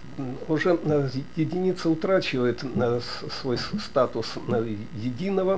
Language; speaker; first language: Russian; native; Russian